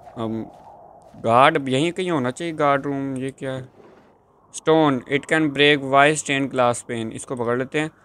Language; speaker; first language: Hindi; native; Hindi